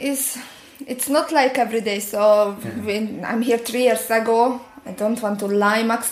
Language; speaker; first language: English; non-native, learner; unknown